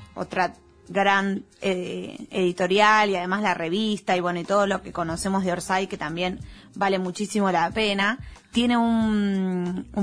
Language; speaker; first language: Spanish; native; Spanish